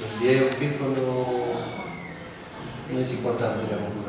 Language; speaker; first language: Spanish; non-native, learner; Portuguese